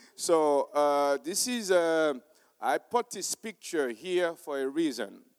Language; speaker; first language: English; non-native, fluent; Haitian Creole